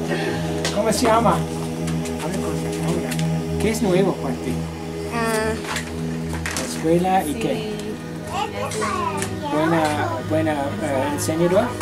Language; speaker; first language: Spanish; non-native, learner; English